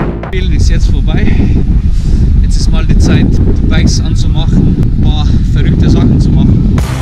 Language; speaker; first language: German; non-native, learner; Slovenian